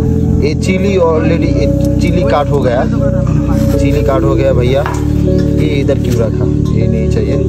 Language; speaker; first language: Hindi; non-native, learner; Bangla